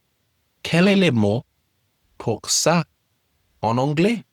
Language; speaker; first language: French; non-native, learner; English